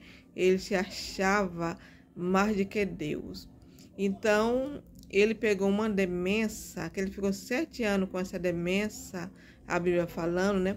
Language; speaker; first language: Portuguese; native; Portuguese